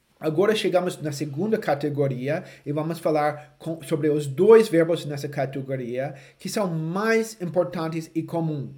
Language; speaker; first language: Portuguese; non-native, fluent; English